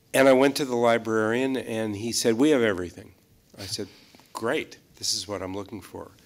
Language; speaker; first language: English; native; English